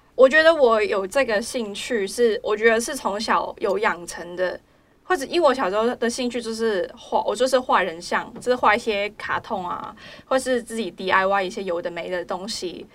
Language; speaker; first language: Chinese; non-native, local second language; Cantonese